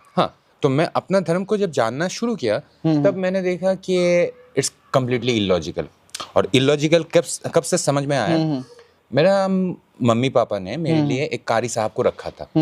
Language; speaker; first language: Hindi; non-native, local second language; Bangla